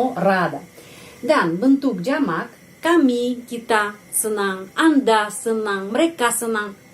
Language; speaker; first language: Indonesian; non-native, fluent; Russian